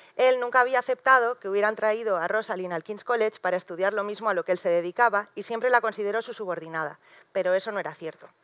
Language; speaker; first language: Spanish; native; Spanish